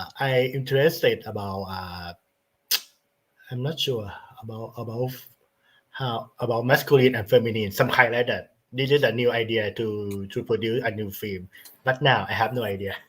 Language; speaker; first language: English; non-native, learner; Thai